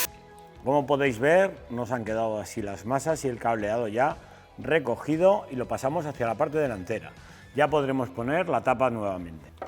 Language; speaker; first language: Spanish; native; Spanish